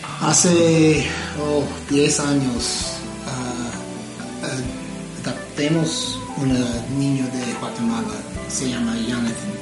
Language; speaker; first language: Spanish; non-native, learner; English